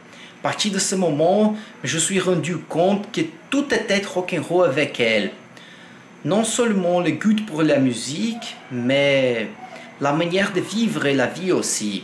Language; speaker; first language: French; non-native, fluent; Portuguese